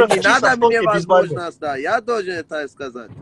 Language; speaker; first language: Russian; non-native, learner; Persian